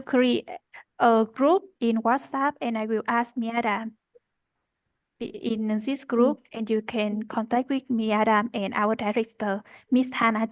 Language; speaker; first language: English; non-native, learner; Vietnamese